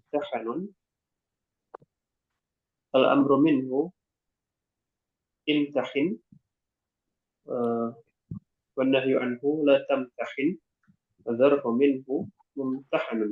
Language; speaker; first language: Arabic; non-native, learner; Indonesian